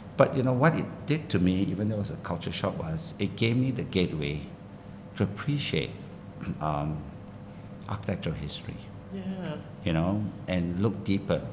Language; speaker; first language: English; non-native, local second language; Min Nan Chinese